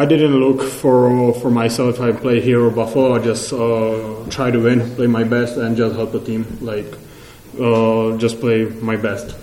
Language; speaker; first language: English; non-native, learner; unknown